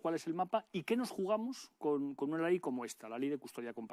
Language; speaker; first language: Spanish; native; Spanish